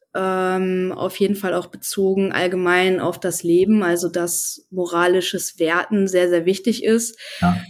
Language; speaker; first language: German; native; German